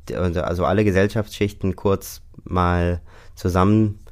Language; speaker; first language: German; native; German